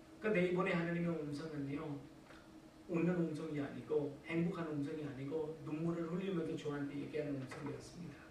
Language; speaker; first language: Korean; non-native, fluent; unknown